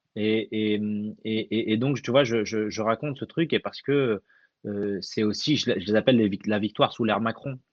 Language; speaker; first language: French; early bilingual, other home language; Arabic